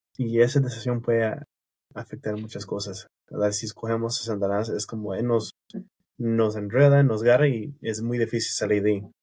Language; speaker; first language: Spanish; non-native, fluent; English